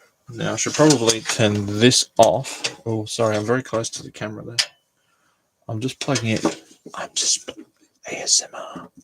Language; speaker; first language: English; native; English